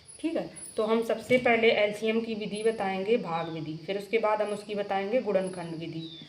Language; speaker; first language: Hindi; native; Hindi